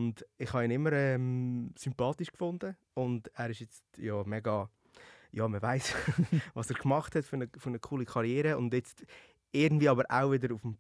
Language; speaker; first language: Swiss German; native; Swiss German